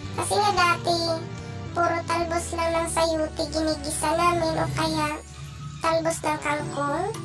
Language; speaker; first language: Filipino; non-native, local second language; Cebuano